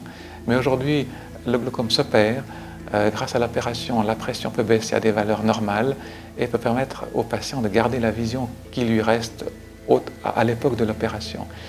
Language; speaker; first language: French; native; French